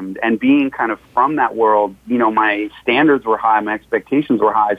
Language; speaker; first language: English; native; English